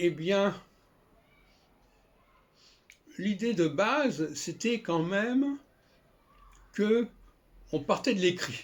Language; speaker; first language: French; native; French